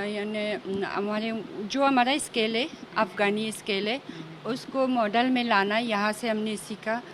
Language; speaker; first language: Hindi; non-native, fluent; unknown